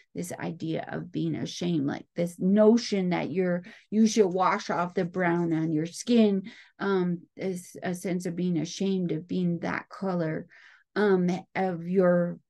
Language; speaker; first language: English; native; English